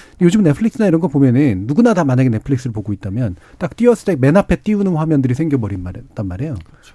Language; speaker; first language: Korean; native; Korean